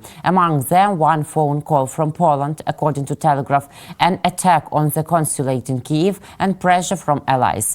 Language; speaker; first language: English; non-native, fluent; Russian